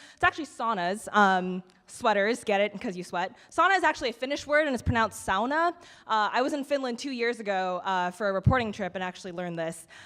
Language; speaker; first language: English; native; English